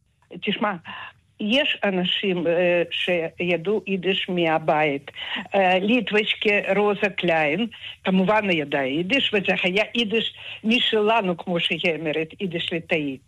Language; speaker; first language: Hebrew; non-native, fluent; Russian